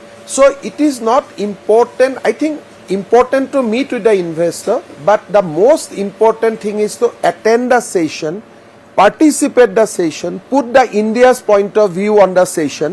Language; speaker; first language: English; non-native, local second language; Assamese